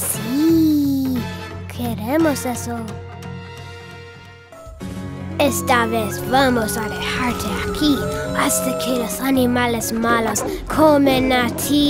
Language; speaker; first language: Spanish; non-native, learner; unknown